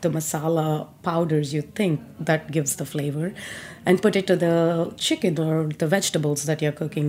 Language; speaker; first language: English; non-native, local second language; Telugu